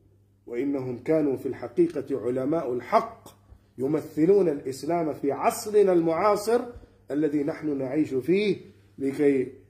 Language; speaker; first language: Arabic; non-native, fluent; Urdu